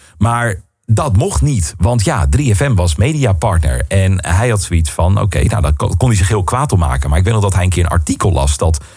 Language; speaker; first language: Dutch; native; Dutch